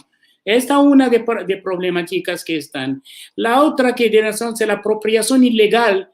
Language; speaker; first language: Spanish; non-native, learner; Arabic